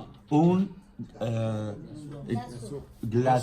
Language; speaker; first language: French; non-native, learner; Arabic